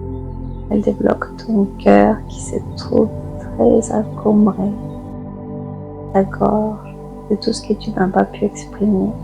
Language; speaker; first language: French; native; French